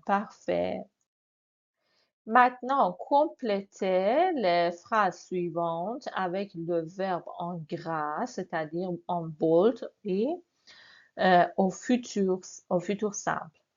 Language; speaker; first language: French; non-native, fluent; Persian